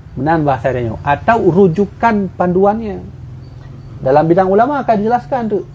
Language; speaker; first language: Malay; non-native, local second language; Achinese